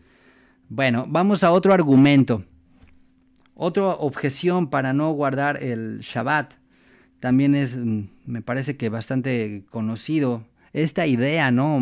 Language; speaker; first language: Spanish; native; Spanish